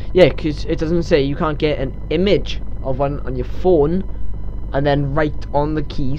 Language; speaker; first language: English; native; English